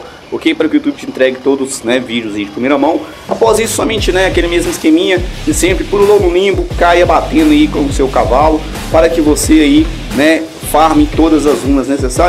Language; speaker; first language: Portuguese; native; Portuguese